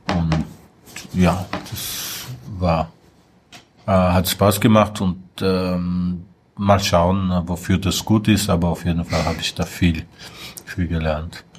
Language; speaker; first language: German; non-native, fluent; Portuguese